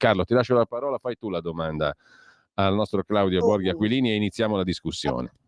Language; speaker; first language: Italian; native; Italian